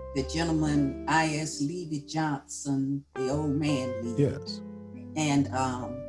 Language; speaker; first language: English; native; English